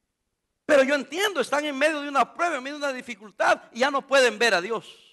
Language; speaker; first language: Spanish; native; Spanish